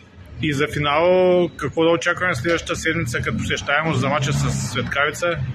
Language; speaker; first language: Bulgarian; native; Bulgarian